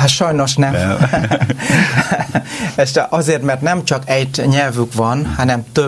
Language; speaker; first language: Hungarian; non-native, learner; Vietnamese